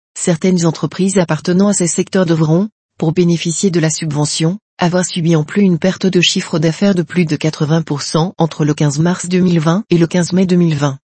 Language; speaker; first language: French; native; French